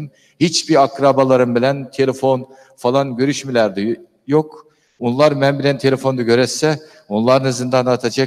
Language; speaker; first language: Turkish; non-native, learner; Uyghur